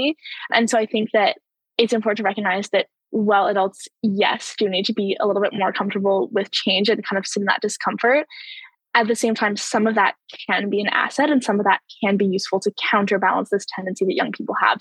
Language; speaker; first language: English; native; English